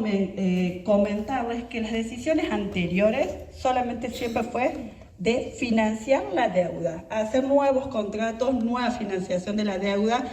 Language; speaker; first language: Spanish; native; Spanish